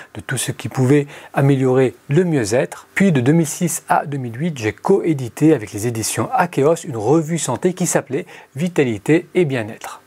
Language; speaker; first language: French; early bilingual, other home language; Arabic